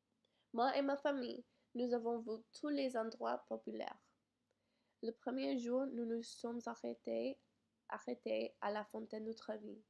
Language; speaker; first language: French; non-native, learner; English